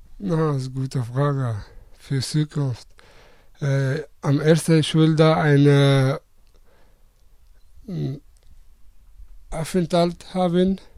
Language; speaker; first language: German; non-native, learner; Persian